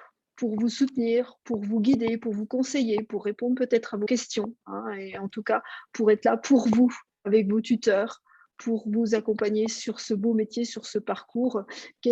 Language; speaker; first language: French; native; French